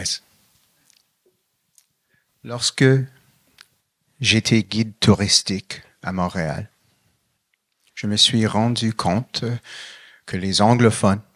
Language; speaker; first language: French; non-native, fluent; English